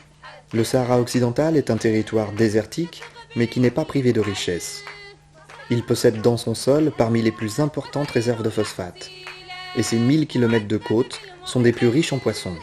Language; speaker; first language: French; native; French